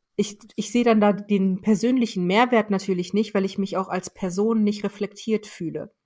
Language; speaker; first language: German; early bilingual, other home language; Persian